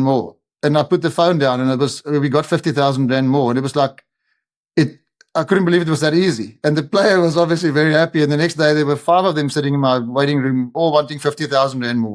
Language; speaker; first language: English; non-native, local second language; Afrikaans